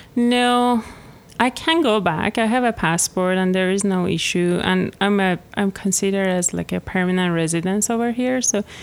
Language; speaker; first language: English; non-native, fluent; Persian